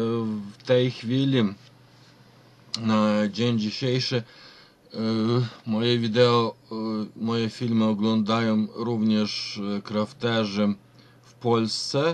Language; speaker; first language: Polish; non-native, fluent; Ukrainian